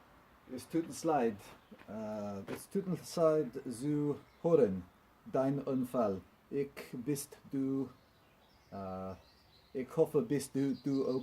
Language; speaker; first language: German; non-native, learner; English